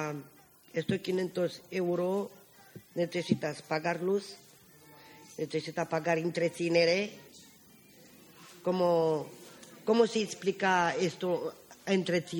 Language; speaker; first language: Spanish; non-native, learner; Romany